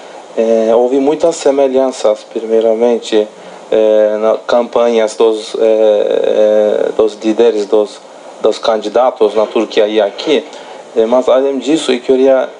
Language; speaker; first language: Portuguese; non-native, fluent; Turkish